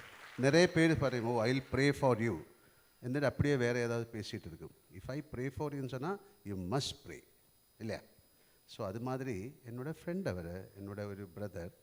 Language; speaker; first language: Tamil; non-native, local second language; Malayalam